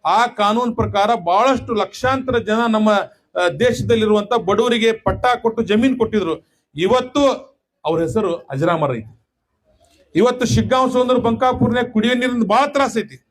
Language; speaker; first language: Kannada; non-native, local second language; Urdu